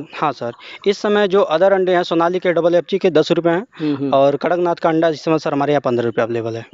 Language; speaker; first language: Hindi; native; Hindi